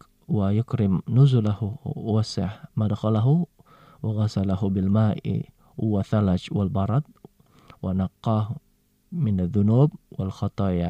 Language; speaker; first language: Arabic; non-native, fluent; Indonesian